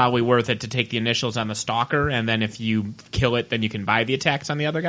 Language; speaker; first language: English; native; English